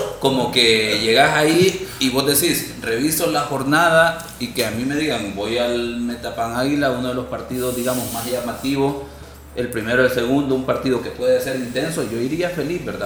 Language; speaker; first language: Spanish; native; Spanish